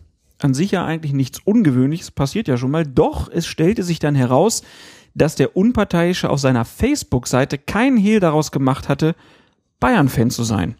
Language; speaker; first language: German; native; German